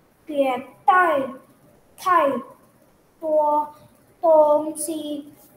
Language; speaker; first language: Chinese; non-native, learner; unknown